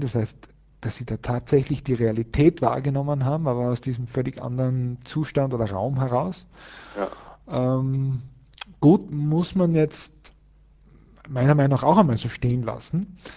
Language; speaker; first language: German; native; German